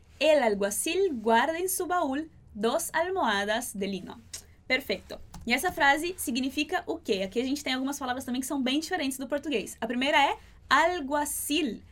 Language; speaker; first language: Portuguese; native; Portuguese